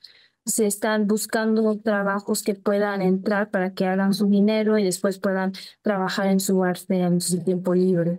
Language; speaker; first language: Spanish; early bilingual, heritage; Spanish